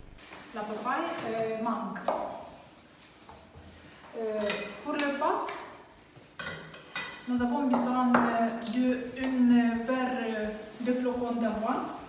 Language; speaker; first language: French; non-native, learner; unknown